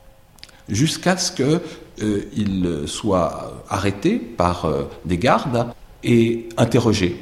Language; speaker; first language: French; native; French